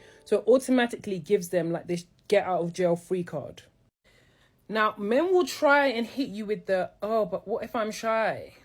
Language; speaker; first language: English; native; English